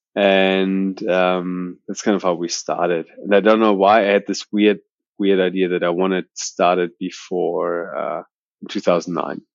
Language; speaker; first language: English; non-native, fluent; German